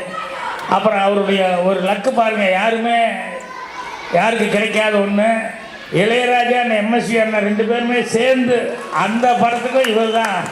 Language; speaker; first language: Tamil; native; Tamil